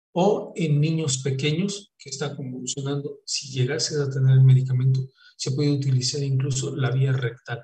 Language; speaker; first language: Spanish; native; Spanish